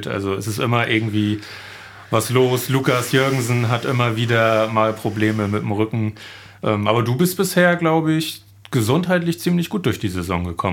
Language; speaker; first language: German; native; German